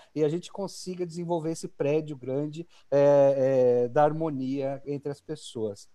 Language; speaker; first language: Portuguese; native; Portuguese